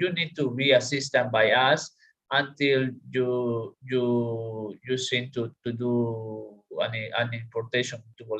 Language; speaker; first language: English; non-native, learner; Spanish